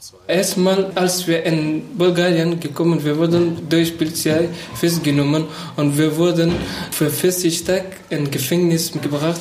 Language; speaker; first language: German; non-native, learner; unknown